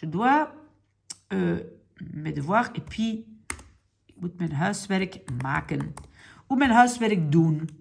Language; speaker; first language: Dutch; non-native, local second language; French